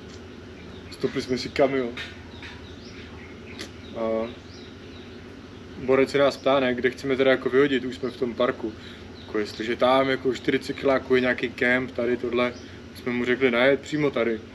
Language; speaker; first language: Czech; native; Czech